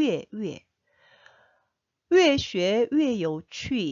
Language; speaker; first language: Chinese; non-native, fluent; Korean